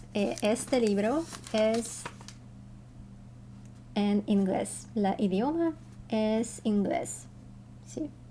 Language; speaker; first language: Spanish; non-native, learner; Russian